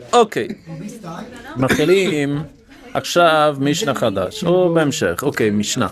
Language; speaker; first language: Hebrew; non-native, fluent; English